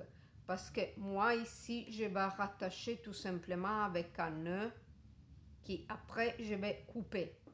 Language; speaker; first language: French; non-native, fluent; Italian